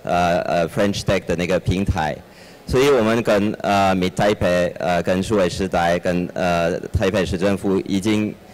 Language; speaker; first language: Chinese; non-native, fluent; French